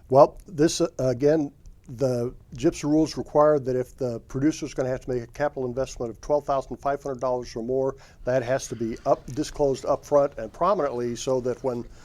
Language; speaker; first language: English; native; English